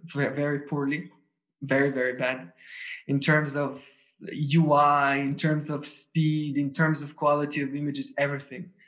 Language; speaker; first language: English; non-native, fluent; Russian